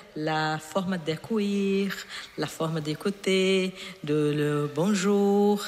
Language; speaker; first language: French; non-native, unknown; Portuguese